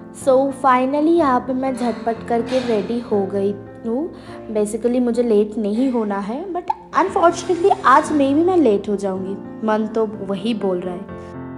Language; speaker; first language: Hindi; non-native, local second language; Bangla